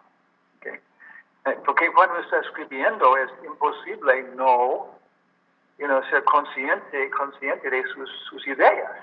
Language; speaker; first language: Spanish; non-native, learner; English